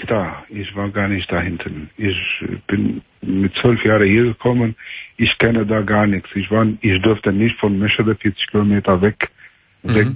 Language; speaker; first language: German; early bilingual, other home language; Albanian